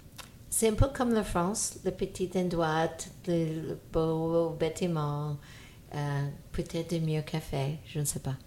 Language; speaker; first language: French; non-native, fluent; English